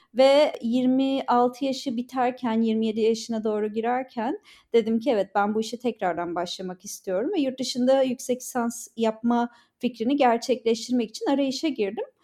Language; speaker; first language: Turkish; native; Turkish